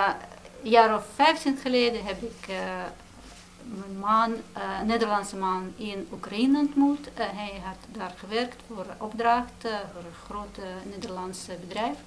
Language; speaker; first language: Dutch; non-native, fluent; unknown